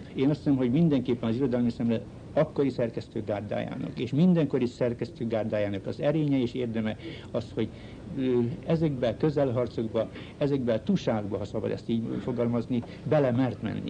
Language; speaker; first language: Hungarian; native; Hungarian